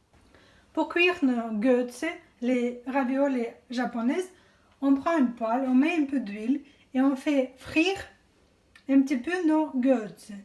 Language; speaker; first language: French; non-native, fluent; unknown